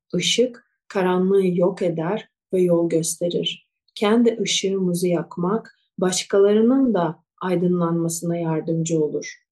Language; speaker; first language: Turkish; non-native, fluent; Russian